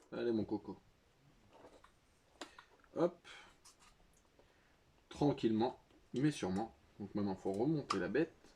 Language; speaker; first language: French; native; French